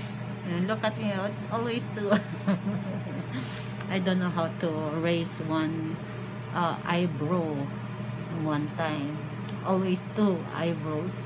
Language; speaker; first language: English; non-native, local second language; Filipino